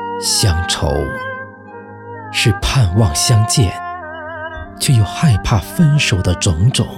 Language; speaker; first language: Chinese; native; Chinese